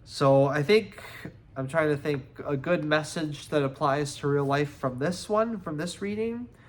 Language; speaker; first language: English; native; English